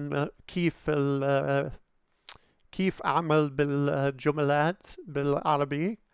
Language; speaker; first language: Arabic; non-native, learner; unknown